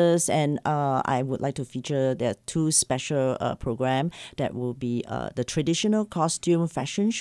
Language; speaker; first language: English; non-native, local second language; Chinese